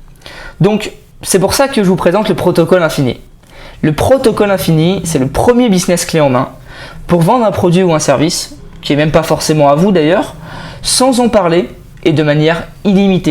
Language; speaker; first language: French; native; French